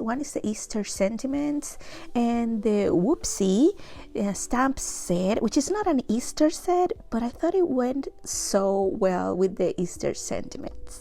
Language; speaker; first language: English; non-native, fluent; Spanish